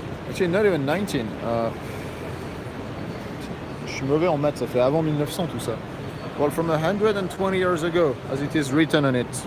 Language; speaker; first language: French; native; French